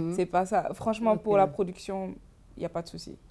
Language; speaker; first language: French; non-native, local second language; Wolof